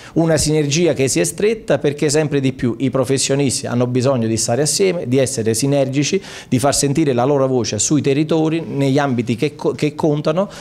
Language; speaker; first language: Italian; native; Italian